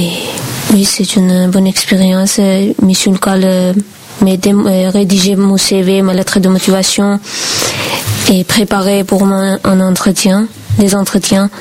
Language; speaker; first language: French; non-native, learner; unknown